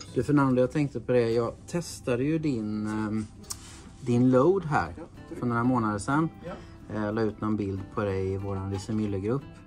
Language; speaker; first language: Swedish; native; Swedish